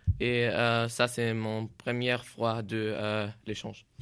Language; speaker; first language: French; non-native, learner; German